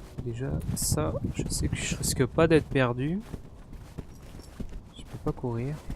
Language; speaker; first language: French; native; French